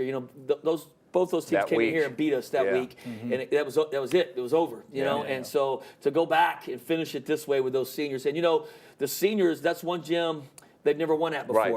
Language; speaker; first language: English; native; English